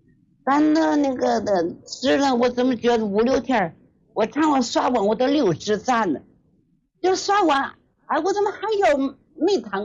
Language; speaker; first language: Chinese; native; Chinese